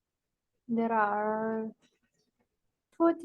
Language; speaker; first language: English; non-native, learner; Spanish